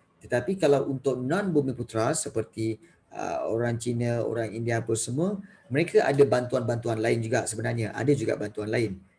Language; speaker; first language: Malay; native; Malay